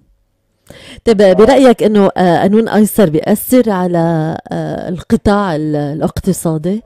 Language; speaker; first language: Arabic; native; Arabic